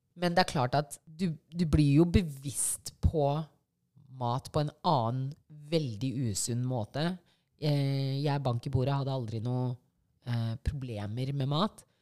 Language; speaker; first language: Norwegian; early bilingual, other home language; Shona